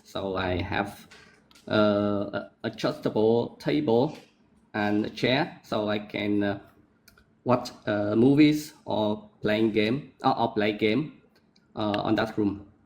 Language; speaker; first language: English; non-native, learner; Vietnamese